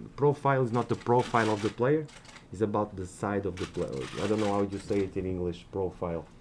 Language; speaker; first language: English; non-native, fluent; Portuguese